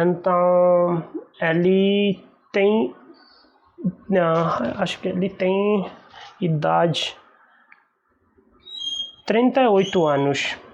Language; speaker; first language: Portuguese; non-native, learner; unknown